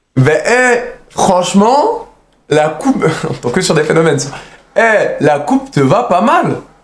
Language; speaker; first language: French; early bilingual, other home language; Arabic